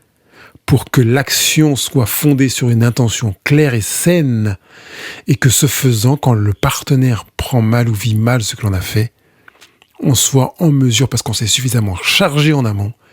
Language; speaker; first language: French; native; French